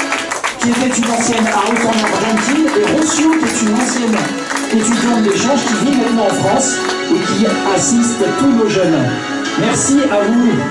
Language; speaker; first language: French; native; French